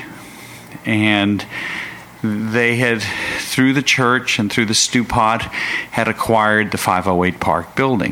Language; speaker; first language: English; native; English